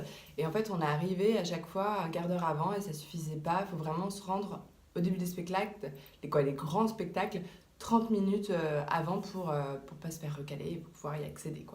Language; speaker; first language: French; native; French